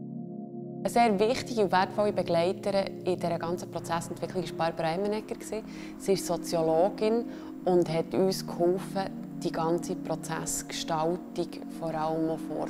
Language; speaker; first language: German; native; German